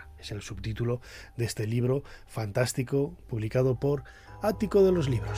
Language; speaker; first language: Spanish; native; Spanish